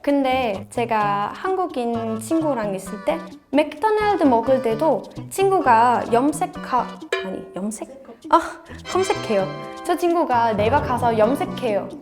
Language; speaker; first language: Korean; non-native, fluent; Danish